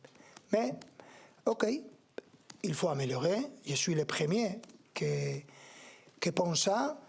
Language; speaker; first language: French; non-native, learner; Spanish